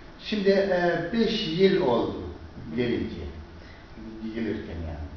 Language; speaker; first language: Turkish; non-native, learner; Somali